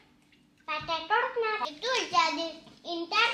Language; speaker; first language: Indonesian; early bilingual, heritage; Indonesian